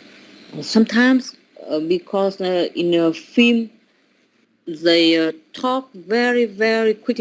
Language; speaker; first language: English; non-native, learner; Vietnamese